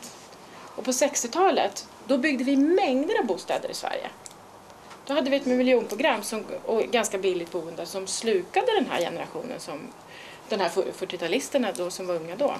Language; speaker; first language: Swedish; native; Swedish